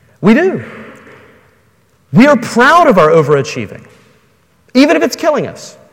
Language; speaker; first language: English; native; English